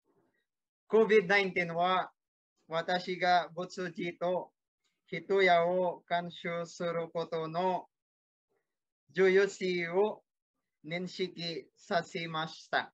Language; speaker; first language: Japanese; non-native, learner; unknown